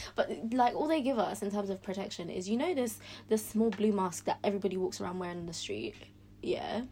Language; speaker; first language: English; native; English